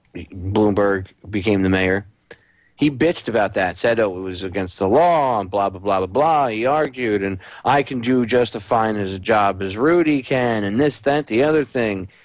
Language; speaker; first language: English; native; English